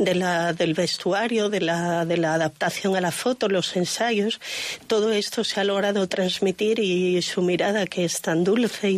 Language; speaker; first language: Spanish; native; Spanish